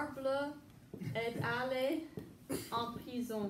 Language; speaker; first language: French; non-native, fluent; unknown